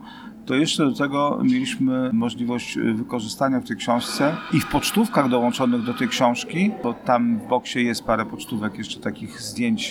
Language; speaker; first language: Polish; native; Polish